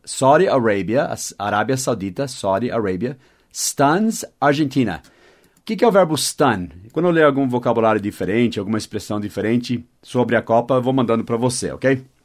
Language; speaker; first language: Portuguese; non-native, fluent; English